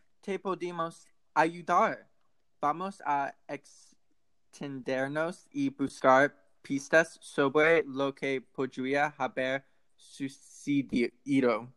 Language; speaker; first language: Spanish; non-native, learner; English